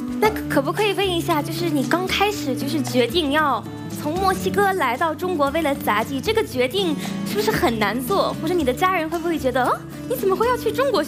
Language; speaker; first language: Chinese; native; Chinese